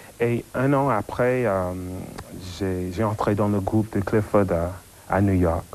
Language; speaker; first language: French; non-native, fluent; English